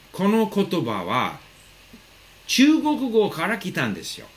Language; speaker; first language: Japanese; non-native, fluent; English